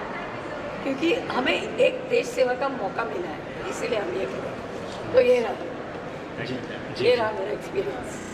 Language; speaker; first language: Hindi; native; Hindi